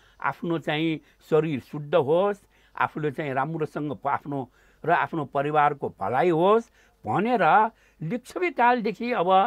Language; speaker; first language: Nepali; non-native, local second language; Newari